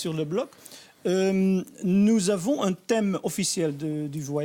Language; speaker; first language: French; non-native, fluent; Dutch